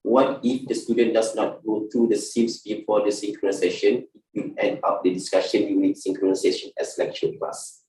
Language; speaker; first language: English; non-native, local second language; Malay